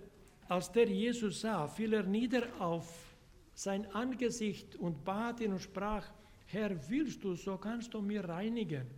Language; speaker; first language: German; non-native, fluent; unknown